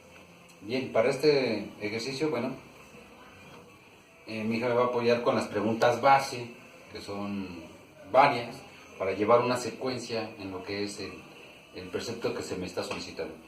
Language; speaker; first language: Spanish; native; Spanish